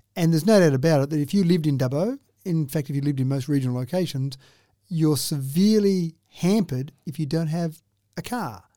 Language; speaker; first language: English; native; English